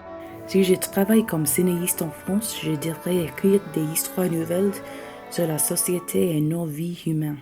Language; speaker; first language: French; non-native, learner; English